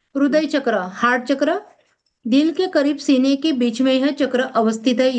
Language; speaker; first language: Hindi; non-native, local second language; Marathi